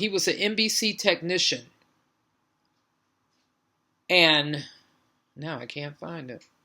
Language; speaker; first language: English; native; English